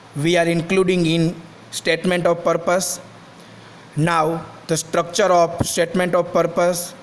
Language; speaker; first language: English; non-native, local second language; Gujarati